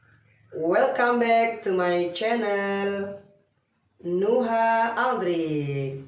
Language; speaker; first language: English; non-native, fluent; Indonesian